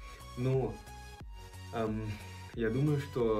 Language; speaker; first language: Russian; non-native, learner; Portuguese